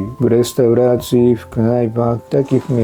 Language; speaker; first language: Polish; non-native, fluent; Japanese